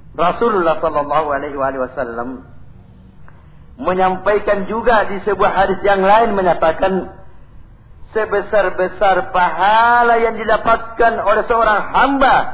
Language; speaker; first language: Indonesian; non-native, local second language; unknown